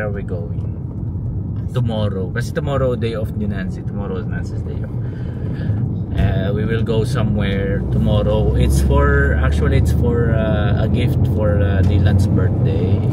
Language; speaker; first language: English; non-native, local second language; Filipino